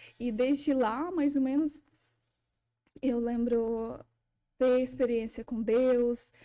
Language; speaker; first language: Portuguese; non-native, fluent; Ukrainian